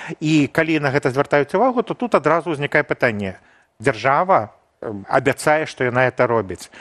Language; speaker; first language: Belarusian; non-native, local second language; Russian